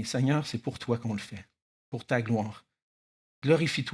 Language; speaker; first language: French; native; French